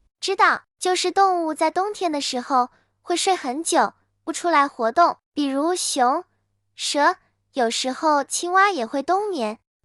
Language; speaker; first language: Chinese; native; Chinese